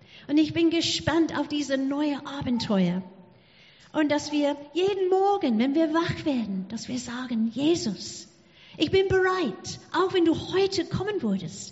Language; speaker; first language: German; non-native, fluent; English